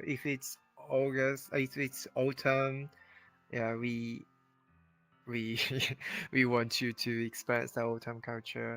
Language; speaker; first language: English; non-native, learner; Japanese